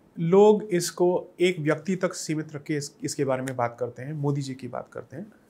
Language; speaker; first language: Hindi; non-native, local second language; Tamil